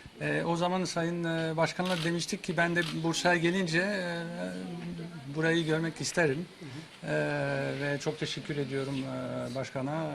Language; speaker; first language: Turkish; non-native, fluent; French